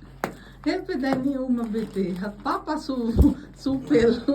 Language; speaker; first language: German; non-native, learner; Filipino